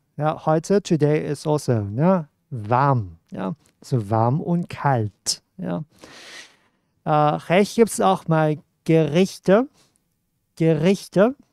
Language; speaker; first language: German; non-native, fluent; Cantonese